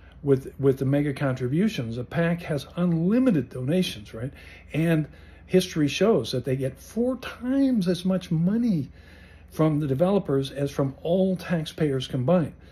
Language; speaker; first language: English; native; English